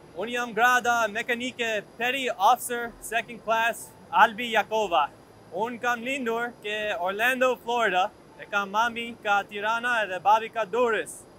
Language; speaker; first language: Albanian; early bilingual, heritage; Albanian